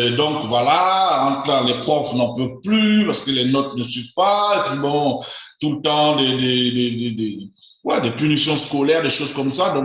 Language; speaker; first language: French; native; French